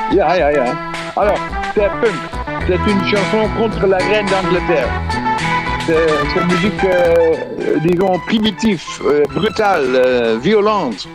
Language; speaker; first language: French; non-native, fluent; Dutch